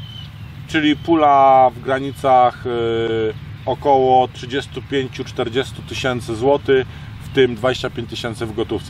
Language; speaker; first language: Polish; native; Polish